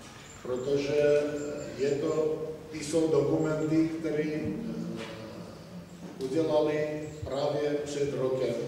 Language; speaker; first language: Czech; non-native, fluent; Armenian